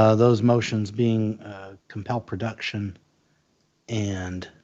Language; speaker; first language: English; native; English